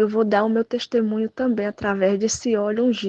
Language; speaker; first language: Portuguese; native; Portuguese